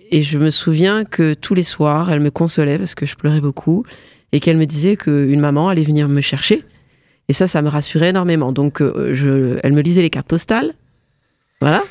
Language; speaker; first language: French; early bilingual, other home language; Morisyen